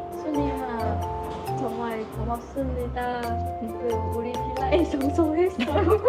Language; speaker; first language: Korean; non-native, learner; Vietnamese